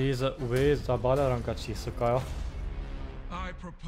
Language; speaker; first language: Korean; non-native, fluent; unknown